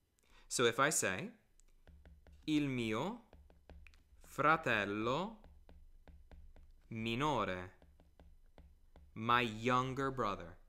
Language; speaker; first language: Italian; non-native, fluent; English